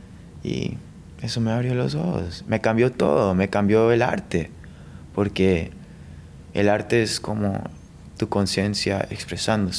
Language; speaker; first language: Spanish; early bilingual, heritage; English